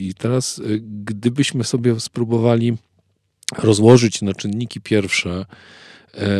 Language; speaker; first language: Polish; native; Polish